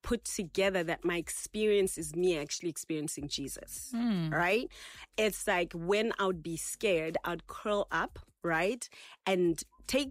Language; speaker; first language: English; non-native, local second language; Tswana